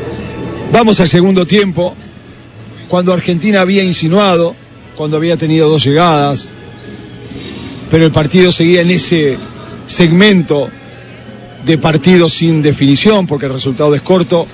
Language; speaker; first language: Spanish; native; Spanish